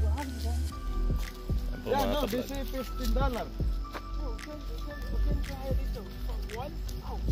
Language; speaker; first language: English; non-native, learner; Filipino